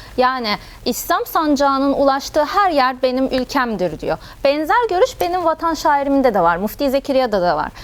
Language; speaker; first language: Turkish; non-native, fluent; Arabic